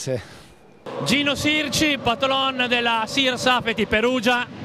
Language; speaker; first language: Italian; native; Italian